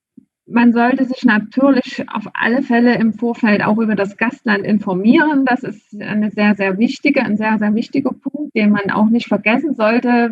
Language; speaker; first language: German; native; German